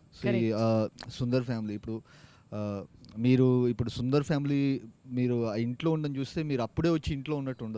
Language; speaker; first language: Telugu; native; Telugu